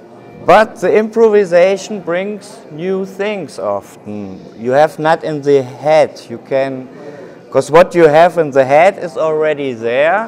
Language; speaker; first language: English; non-native, fluent; German